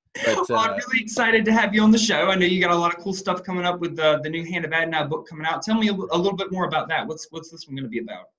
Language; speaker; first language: English; native; English